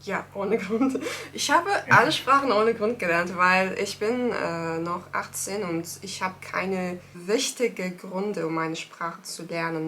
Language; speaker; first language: German; non-native, fluent; Turkish